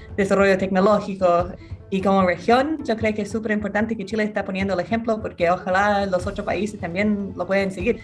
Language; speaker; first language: Spanish; non-native, fluent; English